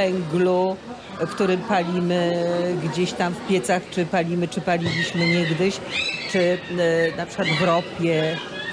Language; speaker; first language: Polish; native; Polish